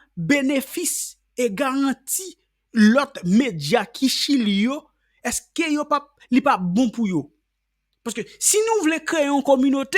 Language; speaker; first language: Haitian Creole; native; Haitian Creole